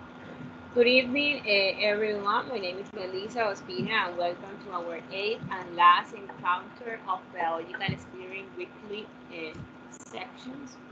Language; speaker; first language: English; non-native, fluent; Spanish